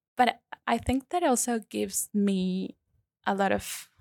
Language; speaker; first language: English; non-native, fluent; Spanish